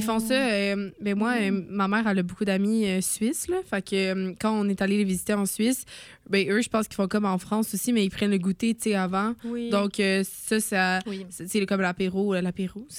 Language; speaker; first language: French; native; French